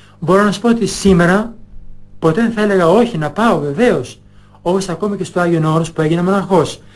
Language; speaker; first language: Greek; non-native, fluent; Albanian